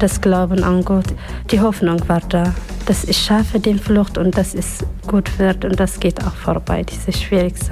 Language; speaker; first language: German; non-native, learner; Tigrinya